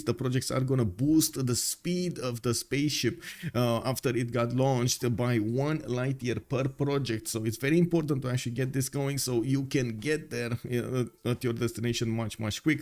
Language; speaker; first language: English; non-native, fluent; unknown